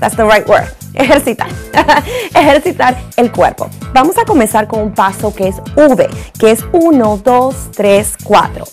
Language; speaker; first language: Spanish; native; Spanish